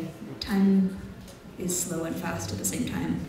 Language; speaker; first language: English; native; English